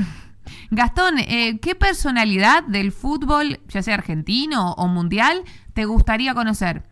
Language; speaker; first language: Spanish; native; Spanish